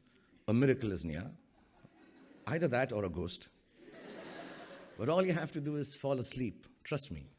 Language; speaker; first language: English; non-native, local second language; Hindi